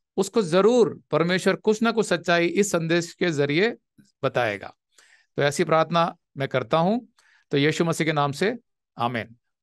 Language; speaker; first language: Hindi; native; Hindi